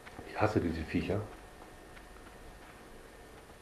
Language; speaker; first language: German; native; German